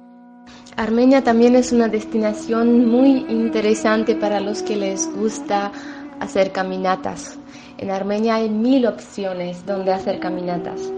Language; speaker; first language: Spanish; non-native, fluent; Armenian